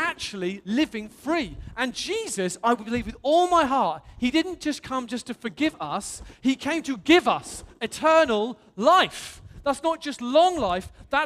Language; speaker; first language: English; native; English